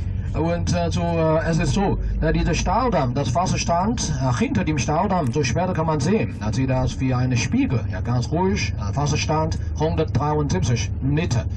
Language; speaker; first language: German; non-native, fluent; Chinese